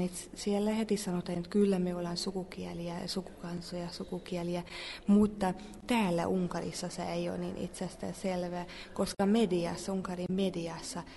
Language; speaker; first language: Finnish; non-native, fluent; Hungarian